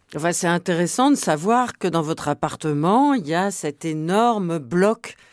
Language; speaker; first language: French; native; French